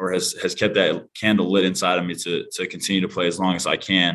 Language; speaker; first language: English; native; English